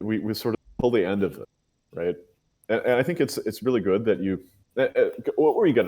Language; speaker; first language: English; native; English